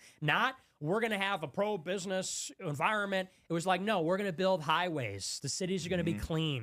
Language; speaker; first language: English; native; English